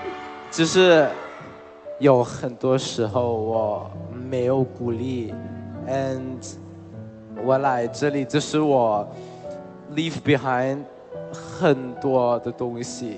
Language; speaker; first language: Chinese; non-native, learner; Thai